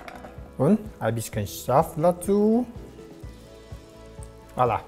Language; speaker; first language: German; non-native, learner; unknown